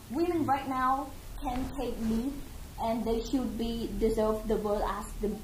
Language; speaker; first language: English; non-native, fluent; Khmer